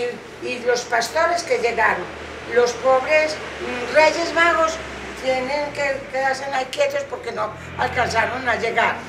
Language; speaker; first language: Spanish; native; Spanish